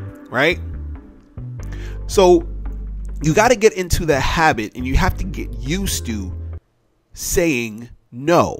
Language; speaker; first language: English; native; English